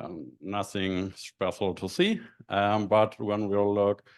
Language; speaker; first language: English; non-native, fluent; German